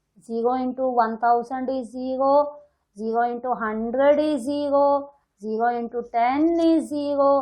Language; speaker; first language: English; non-native, local second language; Hindi